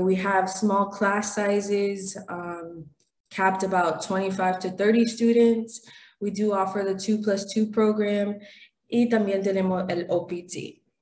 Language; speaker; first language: English; early bilingual, other home language; Spanish